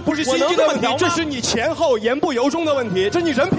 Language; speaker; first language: Chinese; native; Chinese